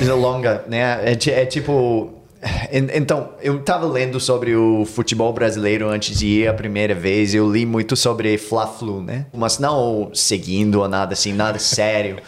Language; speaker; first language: Portuguese; non-native, fluent; English